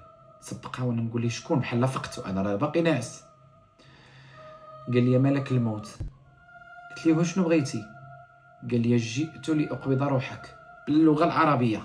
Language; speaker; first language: Arabic; native; Arabic